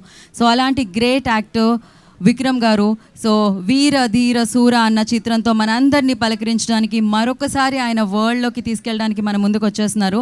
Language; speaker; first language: Telugu; native; Telugu